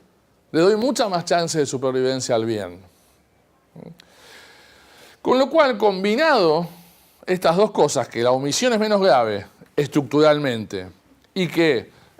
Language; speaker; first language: Spanish; native; Spanish